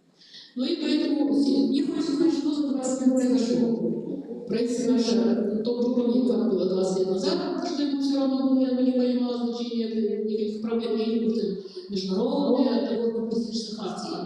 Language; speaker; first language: Russian; native; Russian